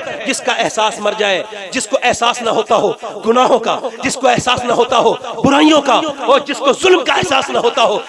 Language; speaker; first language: Urdu; native; Urdu